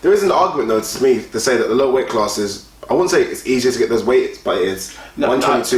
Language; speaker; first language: English; native; English